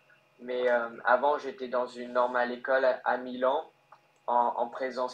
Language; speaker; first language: French; early bilingual, heritage; French